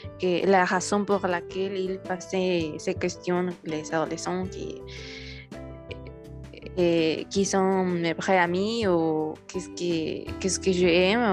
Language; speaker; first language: French; non-native, learner; Spanish